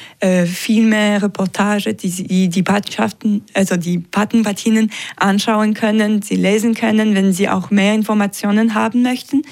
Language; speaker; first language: German; non-native, local second language; French